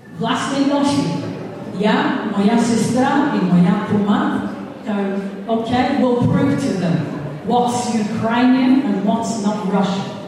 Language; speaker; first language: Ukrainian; early bilingual, heritage; Ukrainian